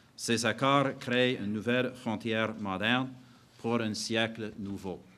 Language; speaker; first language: French; non-native, fluent; English